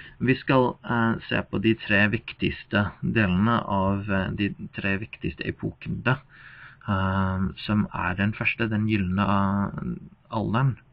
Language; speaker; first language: Norwegian; non-native, fluent; English